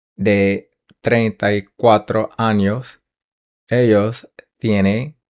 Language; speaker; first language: Spanish; non-native, learner; English